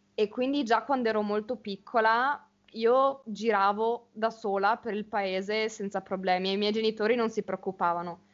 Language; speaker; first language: Italian; native; Italian